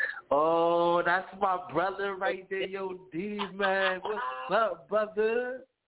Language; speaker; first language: English; early bilingual, other home language; Spanish